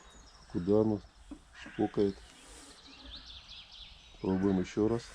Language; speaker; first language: Russian; native; Russian